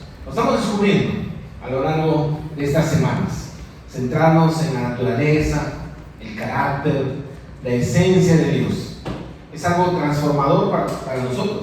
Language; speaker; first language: Spanish; native; Spanish